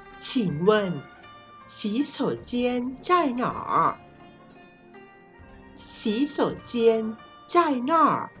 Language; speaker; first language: Chinese; non-native, fluent; Thai